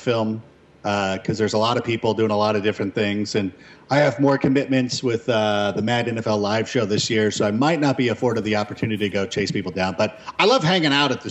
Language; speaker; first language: English; native; English